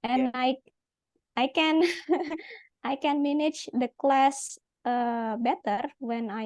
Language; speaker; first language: English; non-native, learner; Indonesian